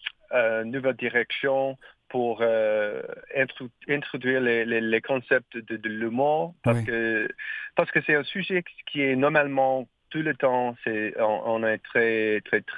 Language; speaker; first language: French; non-native, learner; English